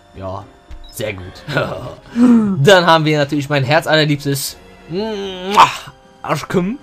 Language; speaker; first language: German; native; German